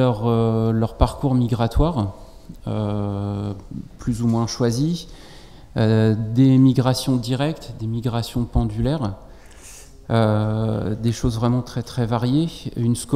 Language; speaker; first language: French; native; French